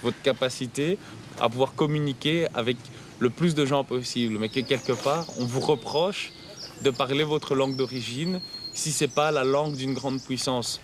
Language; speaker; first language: French; early bilingual, other home language; Lingala